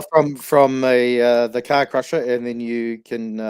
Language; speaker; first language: English; native; English